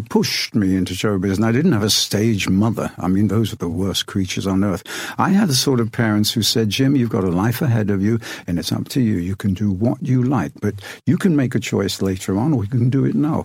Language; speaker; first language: English; native; English